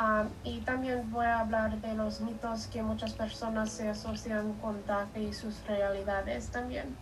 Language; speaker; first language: Spanish; non-native, learner; English